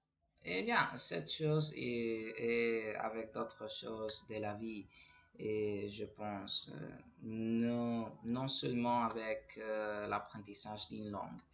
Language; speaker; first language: French; non-native, learner; Spanish